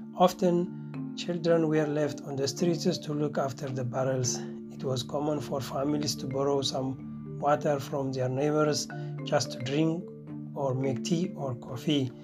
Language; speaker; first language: English; non-native, fluent; Tigrinya